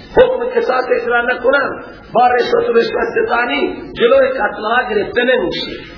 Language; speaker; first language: Persian; native; Persian